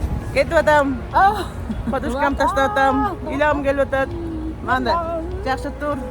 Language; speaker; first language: Kyrgyz; native; Kyrgyz